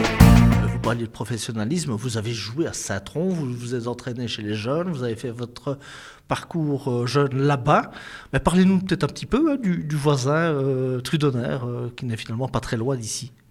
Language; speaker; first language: French; native; French